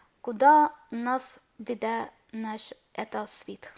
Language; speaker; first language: Ukrainian; non-native, learner; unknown